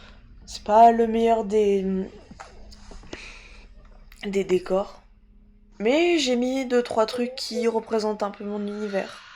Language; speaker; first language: French; native; French